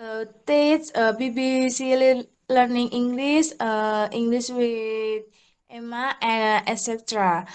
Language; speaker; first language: English; non-native, learner; Indonesian